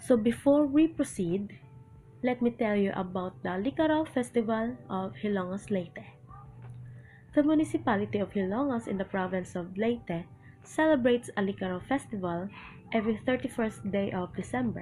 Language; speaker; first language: English; non-native, local second language; Cebuano